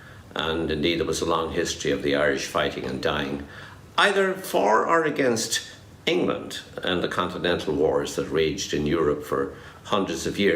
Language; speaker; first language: English; native; English